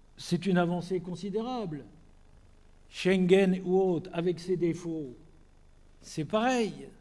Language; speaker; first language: French; native; French